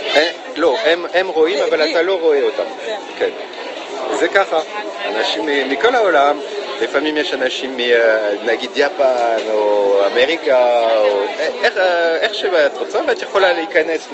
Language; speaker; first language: Hebrew; non-native, fluent; French